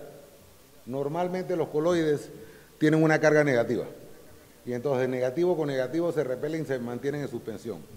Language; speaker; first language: Spanish; native; Spanish